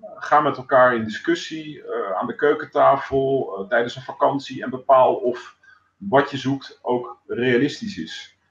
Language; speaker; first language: Dutch; native; Dutch